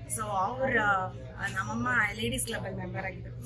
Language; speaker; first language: Kannada; non-native, local second language; Telugu